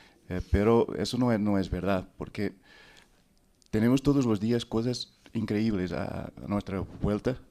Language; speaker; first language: Spanish; non-native, fluent; Portuguese